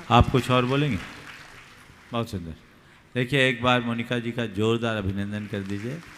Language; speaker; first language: Hindi; native; Hindi